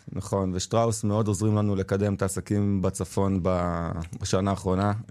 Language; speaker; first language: Hebrew; native; Hebrew